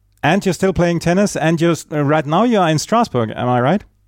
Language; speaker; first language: English; non-native, fluent; German